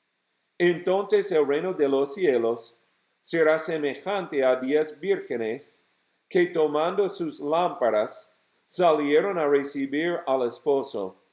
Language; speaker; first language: Spanish; non-native, fluent; English